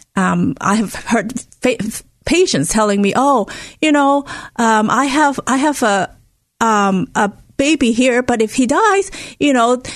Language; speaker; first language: English; non-native, local second language; Cantonese